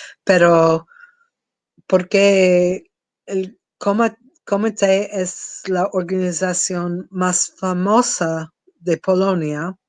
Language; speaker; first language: Spanish; non-native, fluent; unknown